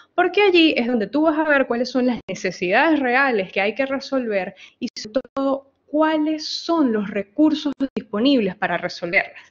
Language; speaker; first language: Spanish; native; Spanish